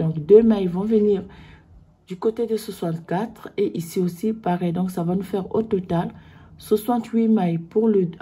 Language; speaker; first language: French; native; French